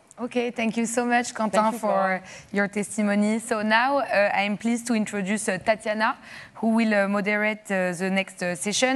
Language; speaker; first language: English; non-native, fluent; French